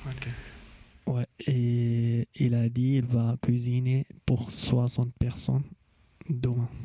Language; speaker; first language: French; non-native, fluent; Arabic